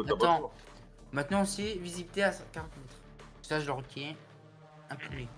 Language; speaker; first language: French; native; French